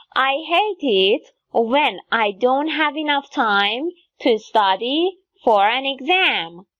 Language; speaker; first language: English; non-native, fluent; Persian